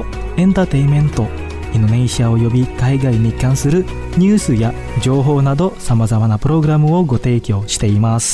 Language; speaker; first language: Japanese; non-native, fluent; Indonesian